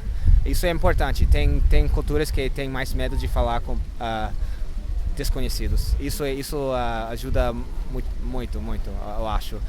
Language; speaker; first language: Portuguese; non-native, learner; English